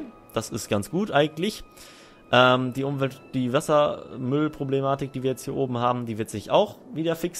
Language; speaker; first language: German; native; German